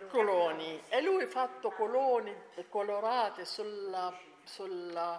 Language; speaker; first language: Italian; non-native, learner; Arabic